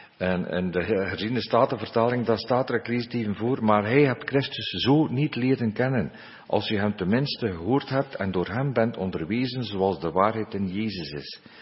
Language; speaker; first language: Dutch; native; Dutch